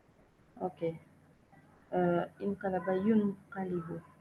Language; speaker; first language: Arabic; non-native, learner; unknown